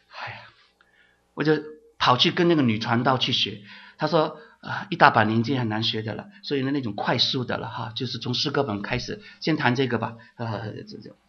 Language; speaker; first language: Chinese; non-native, local second language; Cantonese